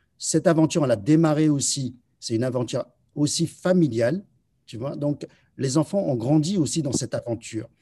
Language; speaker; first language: French; early bilingual, other home language; Chinese